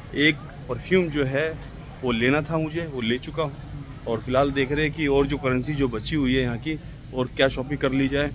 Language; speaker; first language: Hindi; native; Hindi